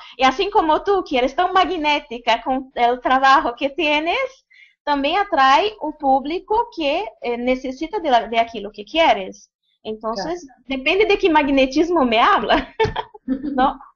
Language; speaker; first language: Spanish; non-native, fluent; Portuguese